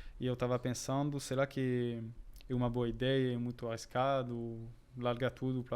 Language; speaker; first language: Portuguese; non-native, fluent; French